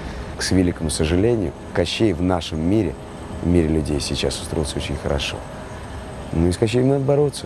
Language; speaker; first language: Russian; native; Russian